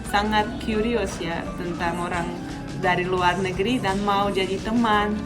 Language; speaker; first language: Indonesian; non-native, fluent; Russian